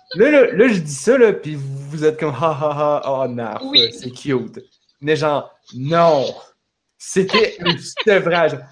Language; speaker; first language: French; native; French